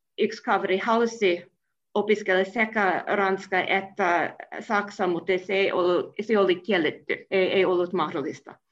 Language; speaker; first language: Finnish; non-native, fluent; English